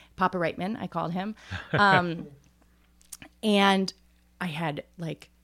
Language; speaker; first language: English; native; English